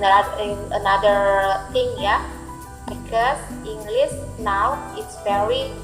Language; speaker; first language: English; non-native, learner; Indonesian